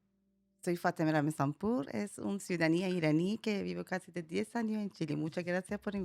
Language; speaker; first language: Spanish; non-native, learner; Persian